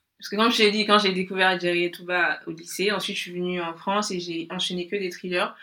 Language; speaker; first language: French; non-native, local second language; Bambara